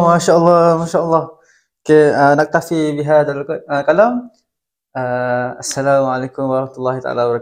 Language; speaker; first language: Arabic; non-native, learner; Malay